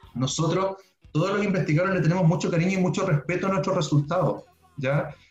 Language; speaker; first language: Spanish; native; Spanish